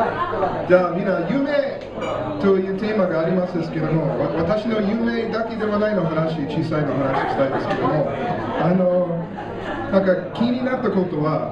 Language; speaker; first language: Japanese; non-native, learner; English